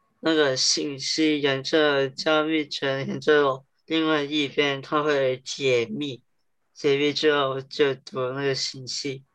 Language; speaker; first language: Chinese; early bilingual, heritage; Chinese